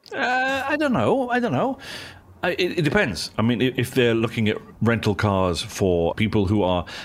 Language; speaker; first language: English; native; English